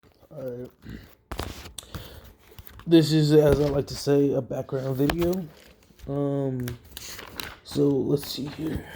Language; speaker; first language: English; native; English